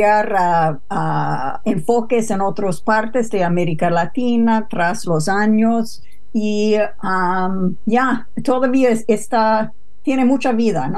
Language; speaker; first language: Spanish; non-native, fluent; English